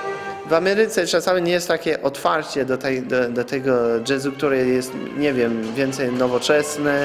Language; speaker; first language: Polish; non-native, fluent; French